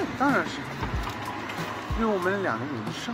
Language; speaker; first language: Chinese; non-native, fluent; English